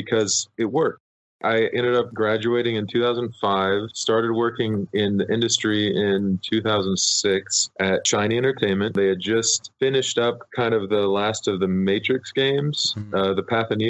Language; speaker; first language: English; native; English